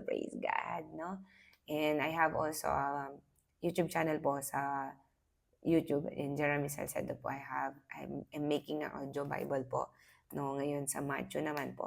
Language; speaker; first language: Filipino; native; Filipino